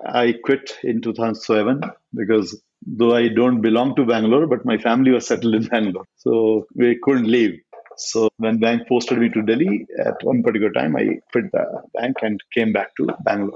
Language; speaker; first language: English; non-native, local second language; Hindi